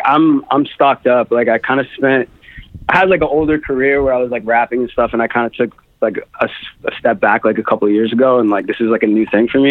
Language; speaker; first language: English; native; English